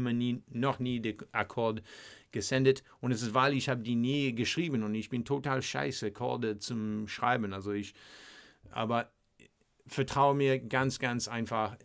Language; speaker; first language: German; non-native, learner; English